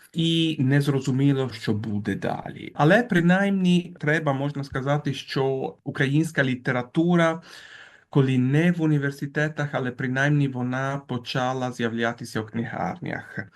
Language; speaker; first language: Ukrainian; non-native, fluent; Italian